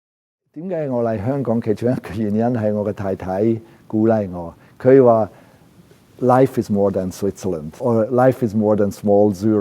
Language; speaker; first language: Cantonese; non-native, fluent; German